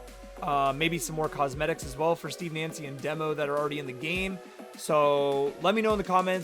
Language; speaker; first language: English; native; English